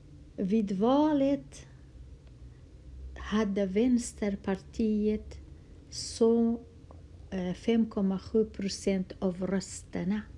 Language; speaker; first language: Swedish; non-native, fluent; Kurdish